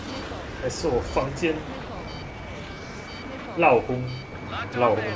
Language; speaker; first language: Chinese; native; Chinese